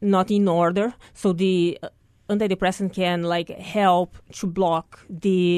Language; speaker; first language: English; non-native, fluent; Portuguese